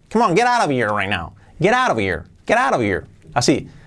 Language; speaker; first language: English; non-native, fluent; Spanish